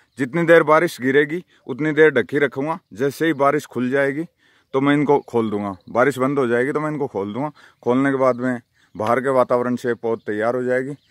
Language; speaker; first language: Hindi; native; Hindi